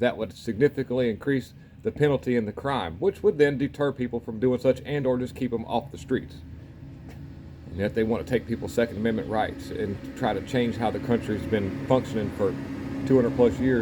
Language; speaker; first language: English; native; English